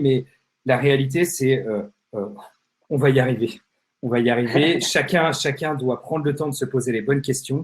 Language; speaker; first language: French; native; French